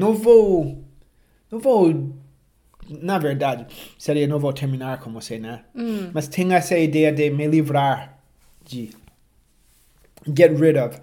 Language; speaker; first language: Portuguese; non-native, fluent; English